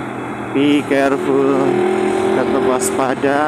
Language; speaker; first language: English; non-native, learner; Indonesian